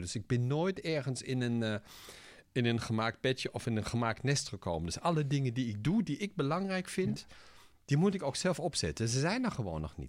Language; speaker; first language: Dutch; non-native, fluent; German